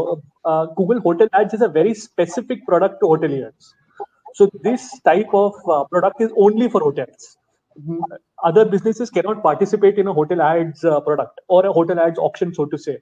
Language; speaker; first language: English; non-native, local second language; Hindi